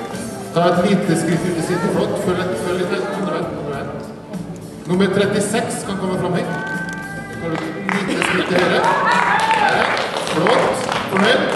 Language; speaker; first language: Norwegian; native; Norwegian